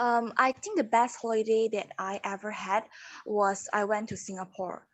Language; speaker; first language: English; non-native, learner; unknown